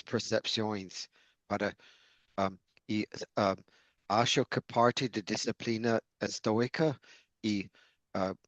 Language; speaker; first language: Portuguese; non-native, fluent; English